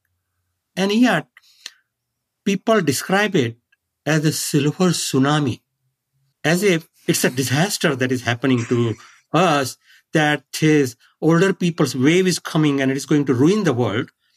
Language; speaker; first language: English; non-native, local second language; Marathi